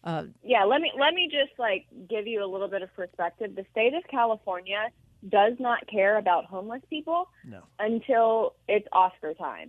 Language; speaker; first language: English; native; English